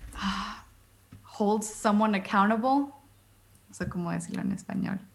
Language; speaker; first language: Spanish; native; Spanish